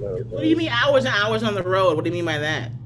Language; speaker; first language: English; native; English